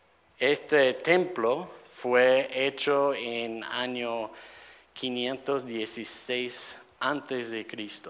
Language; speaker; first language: Spanish; non-native, fluent; English